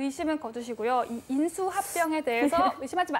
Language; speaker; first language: Korean; native; Korean